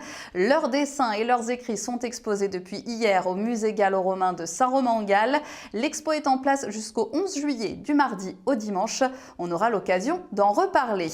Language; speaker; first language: French; native; French